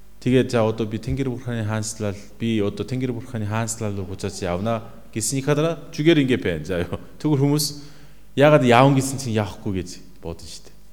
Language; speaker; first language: Mongolian; non-native, fluent; Korean